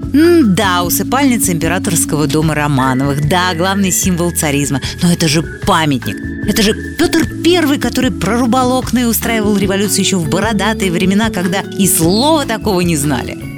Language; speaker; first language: Russian; native; Russian